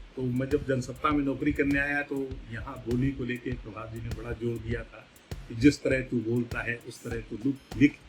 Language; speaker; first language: Hindi; native; Hindi